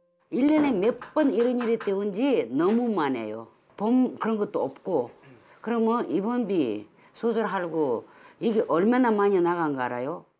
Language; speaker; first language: Korean; non-native, learner; Russian